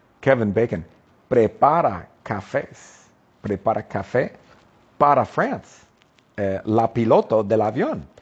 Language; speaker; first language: Spanish; non-native, fluent; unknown